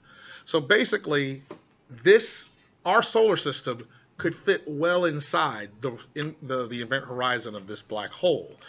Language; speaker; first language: English; native; English